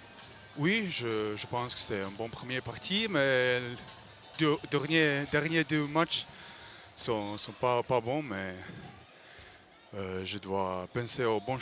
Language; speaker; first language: French; non-native, learner; Croatian